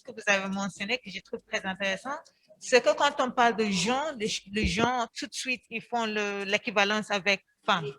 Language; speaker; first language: French; non-native, fluent; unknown